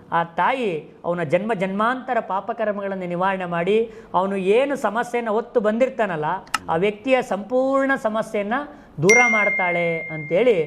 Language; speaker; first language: Kannada; native; Kannada